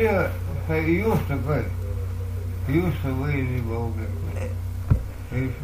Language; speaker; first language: Estonian; non-native, local second language; Russian